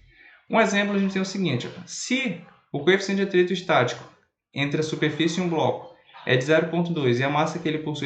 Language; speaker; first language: Portuguese; native; Portuguese